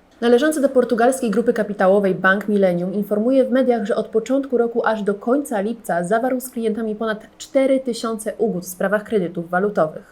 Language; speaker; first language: Polish; native; Polish